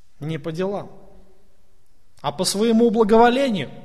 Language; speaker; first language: Russian; native; Russian